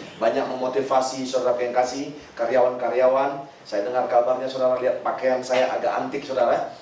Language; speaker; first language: Indonesian; native; Indonesian